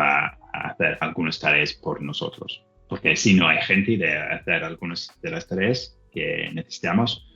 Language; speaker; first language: Spanish; non-native, learner; English